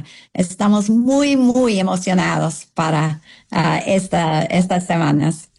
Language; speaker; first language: Spanish; non-native, fluent; English